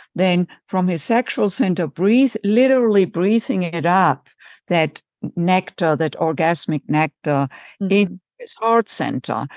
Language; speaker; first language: English; non-native, fluent; German